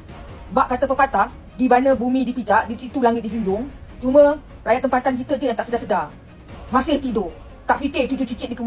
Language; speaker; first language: Malay; native; Malay